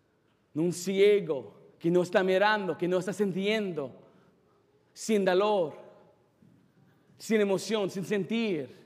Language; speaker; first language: Spanish; non-native, fluent; English